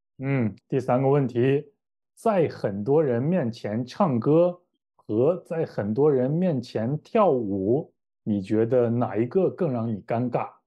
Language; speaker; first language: Chinese; native; Chinese